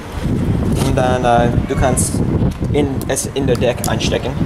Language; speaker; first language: German; non-native, learner; English